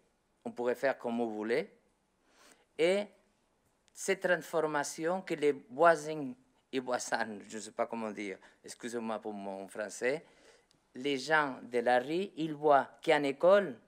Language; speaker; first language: French; non-native, learner; Spanish